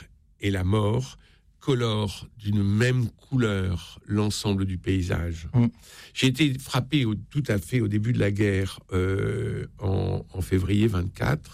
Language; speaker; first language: French; native; French